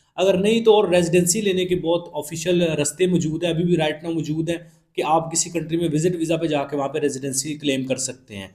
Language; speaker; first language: Urdu; non-native, local second language; Punjabi